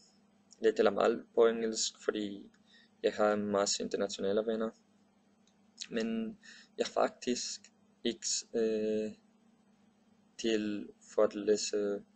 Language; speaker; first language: Danish; non-native, learner; Spanish